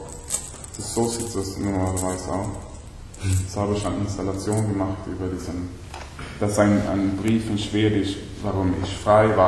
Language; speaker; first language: German; non-native, learner; Swedish